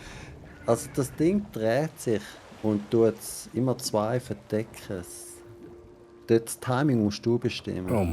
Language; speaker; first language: German; native; German